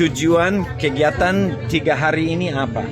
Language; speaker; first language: Indonesian; non-native, fluent; English